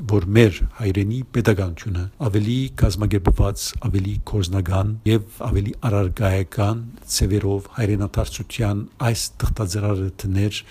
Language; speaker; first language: Armenian; early bilingual, heritage; Arabic